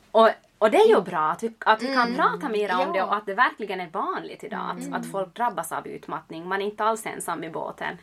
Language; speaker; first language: Swedish; native; Swedish